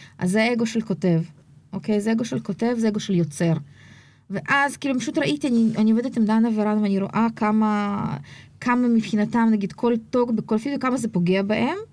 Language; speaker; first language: Hebrew; early bilingual, other home language; Russian